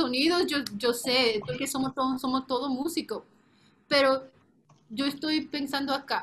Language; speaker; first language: Spanish; non-native, fluent; Korean